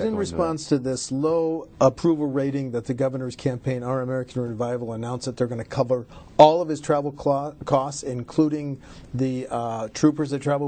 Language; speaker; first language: English; native; English